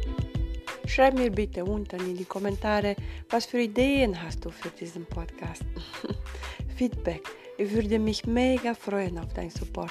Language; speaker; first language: German; non-native, fluent; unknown